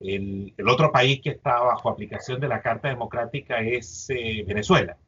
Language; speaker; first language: Spanish; native; Spanish